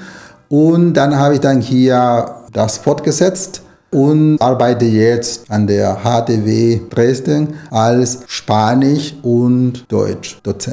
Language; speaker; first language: German; non-native, fluent; Spanish